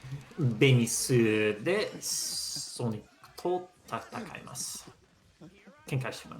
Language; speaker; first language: Japanese; non-native, learner; English